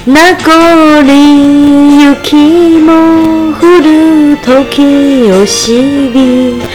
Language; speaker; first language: Japanese; non-native, fluent; Chinese